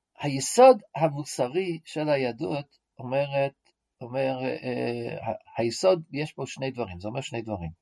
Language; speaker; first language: Hebrew; non-native, fluent; English